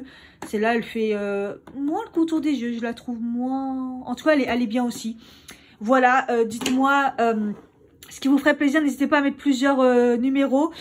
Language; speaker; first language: French; native; French